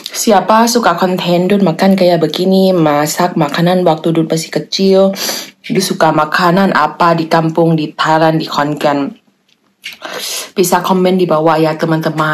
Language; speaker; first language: Indonesian; non-native, fluent; Thai